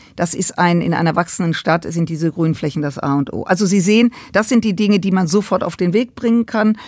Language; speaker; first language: German; native; German